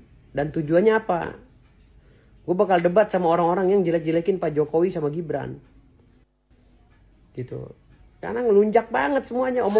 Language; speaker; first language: Indonesian; native; Indonesian